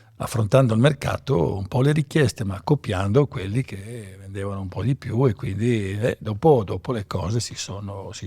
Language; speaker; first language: Italian; native; Italian